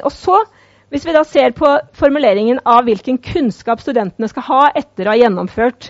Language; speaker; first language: Norwegian; native; Norwegian